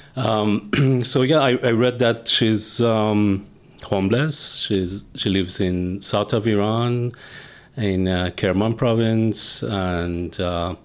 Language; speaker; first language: English; non-native, fluent; Persian